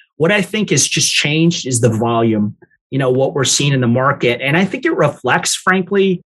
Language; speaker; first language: English; native; English